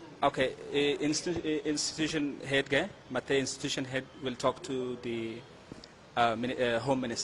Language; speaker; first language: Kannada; non-native, learner; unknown